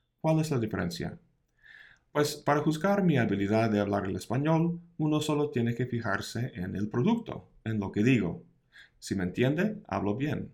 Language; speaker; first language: Spanish; non-native, fluent; English